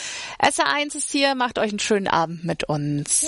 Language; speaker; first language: German; native; German